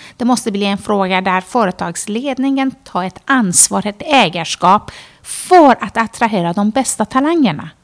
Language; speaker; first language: Swedish; non-native, fluent; Persian